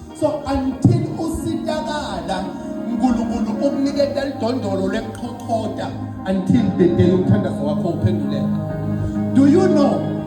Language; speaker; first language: Zulu; non-native, local second language; Swati